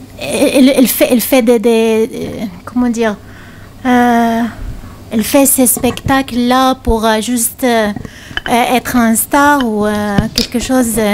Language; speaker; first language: French; non-native, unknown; Arabic